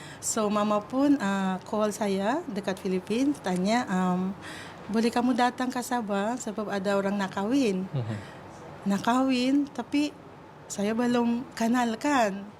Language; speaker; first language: Malay; non-native, fluent; Filipino